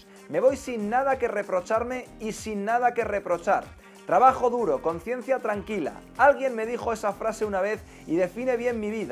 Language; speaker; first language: Spanish; native; Spanish